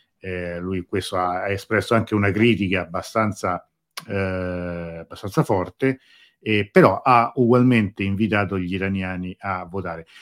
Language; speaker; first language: Italian; native; Italian